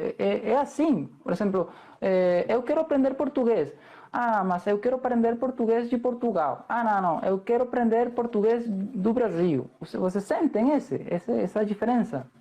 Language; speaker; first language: Portuguese; non-native, fluent; Spanish